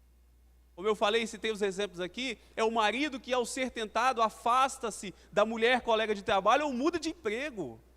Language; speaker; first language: Portuguese; native; Portuguese